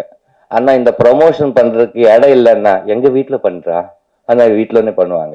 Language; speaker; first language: Tamil; non-native, learner; Telugu